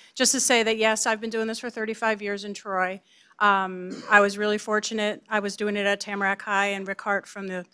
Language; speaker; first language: English; native; English